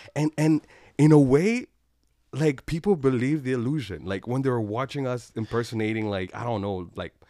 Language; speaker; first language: English; non-native, local second language; Kinyarwanda